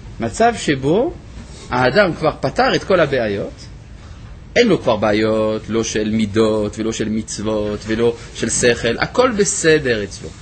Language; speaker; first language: Hebrew; non-native, fluent; French